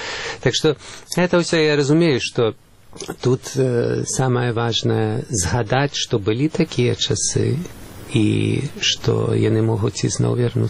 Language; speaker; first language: Belarusian; early bilingual, heritage; Belarusian